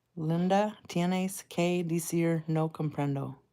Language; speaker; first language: Spanish; non-native, learner; English